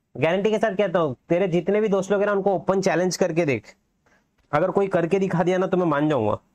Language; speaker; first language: Hindi; native; Hindi